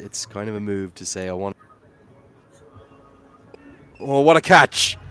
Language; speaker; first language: English; native; English